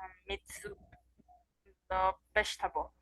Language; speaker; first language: English; non-native, learner; Spanish